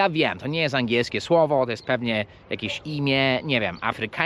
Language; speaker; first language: Polish; non-native, fluent; English